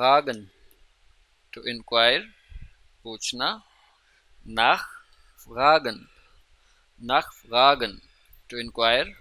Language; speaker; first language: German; non-native, fluent; Urdu